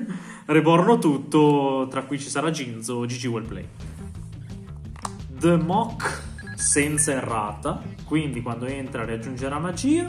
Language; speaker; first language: Italian; native; Italian